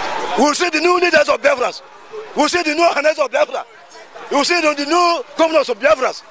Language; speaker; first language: English; non-native, local second language; Igbo